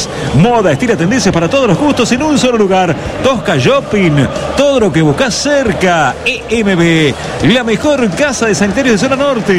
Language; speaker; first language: Spanish; native; Spanish